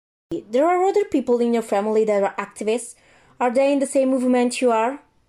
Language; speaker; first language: English; non-native, fluent; Italian